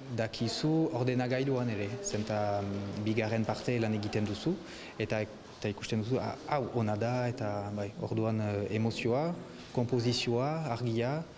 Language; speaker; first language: Basque; non-native, local second language; French